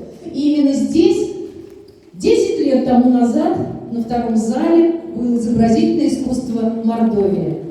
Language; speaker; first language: Russian; native; Russian